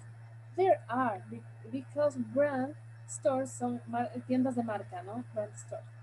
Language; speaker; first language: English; non-native, fluent; Spanish